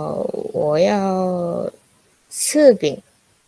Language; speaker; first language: Chinese; non-native, learner; Indonesian